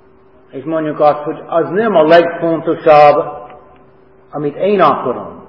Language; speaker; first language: Hungarian; non-native, fluent; English